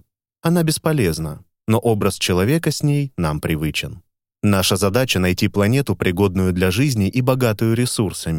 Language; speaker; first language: Russian; native; Russian